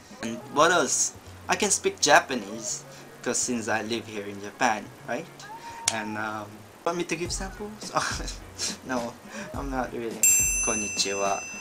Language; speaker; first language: English; non-native, local second language; Filipino